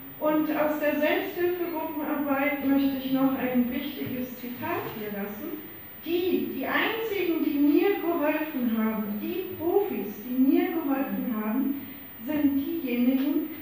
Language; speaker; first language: German; native; German